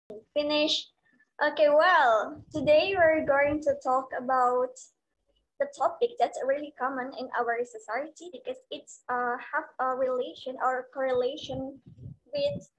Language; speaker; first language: English; non-native, learner; Indonesian